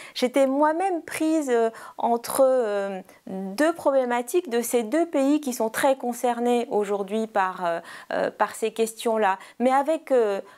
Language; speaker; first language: French; non-native, local second language; Arabic